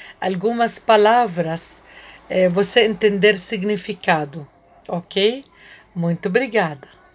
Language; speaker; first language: Portuguese; non-native, learner; Arabic